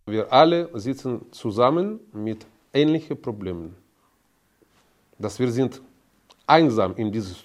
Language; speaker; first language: German; non-native, learner; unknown